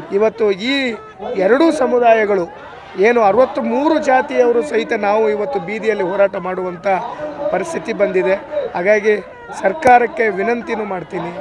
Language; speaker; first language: Kannada; non-native, local second language; Lambadi